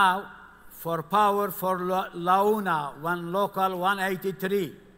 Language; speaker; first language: English; non-native, learner; Kurdish